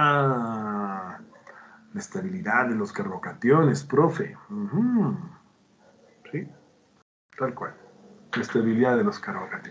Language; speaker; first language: Spanish; native; Spanish